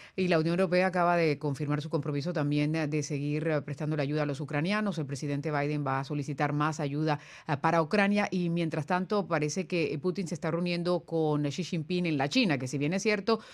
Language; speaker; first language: Spanish; non-native, fluent; Ukrainian